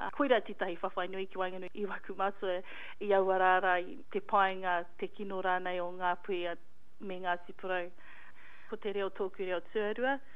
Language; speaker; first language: Māori; non-native, local second language; English